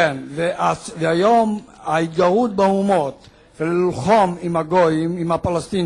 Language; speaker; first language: Hebrew; non-native, fluent; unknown